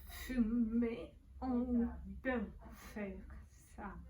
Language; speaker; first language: French; non-native, learner; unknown